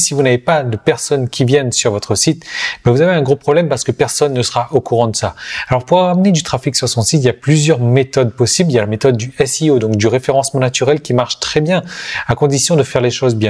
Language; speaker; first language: French; native; French